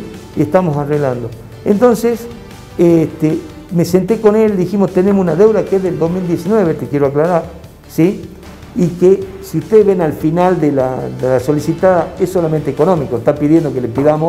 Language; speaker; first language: Spanish; native; Spanish